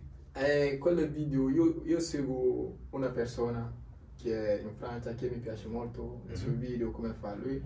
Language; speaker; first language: Italian; non-native, learner; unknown